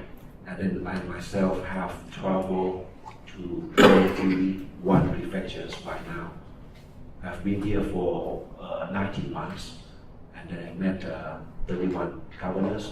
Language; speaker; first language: English; non-native, fluent; Thai